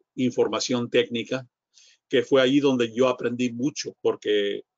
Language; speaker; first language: Spanish; non-native, fluent; English